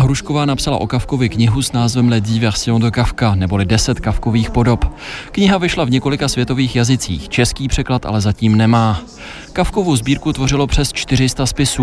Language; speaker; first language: Czech; native; Czech